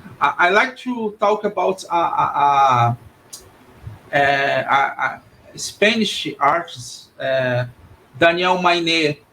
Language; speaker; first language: English; non-native, learner; Portuguese